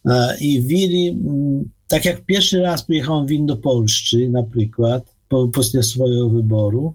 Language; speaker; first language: Ukrainian; non-native, fluent; Polish